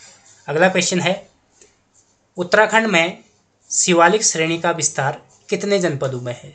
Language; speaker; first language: Hindi; native; Hindi